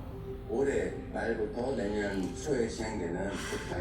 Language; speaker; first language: Korean; native; Korean